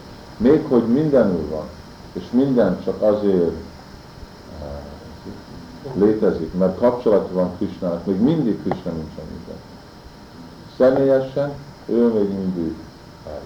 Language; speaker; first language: Hungarian; early bilingual, heritage; Hungarian